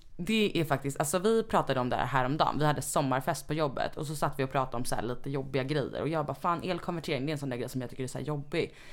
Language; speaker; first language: Swedish; native; Swedish